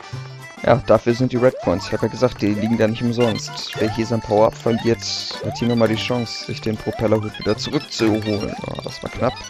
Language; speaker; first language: German; native; German